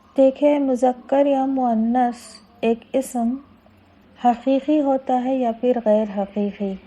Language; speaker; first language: Urdu; native; Urdu